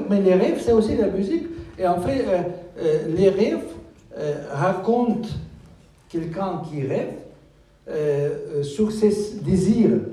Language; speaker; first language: French; non-native, fluent; Russian